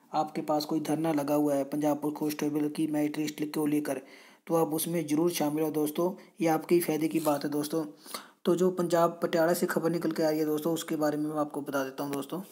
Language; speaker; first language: Hindi; non-native, local second language; Punjabi